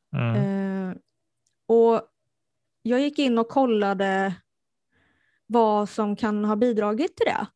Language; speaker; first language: Swedish; native; Swedish